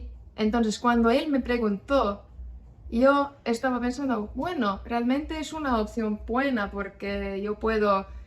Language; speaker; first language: Spanish; non-native, fluent; Estonian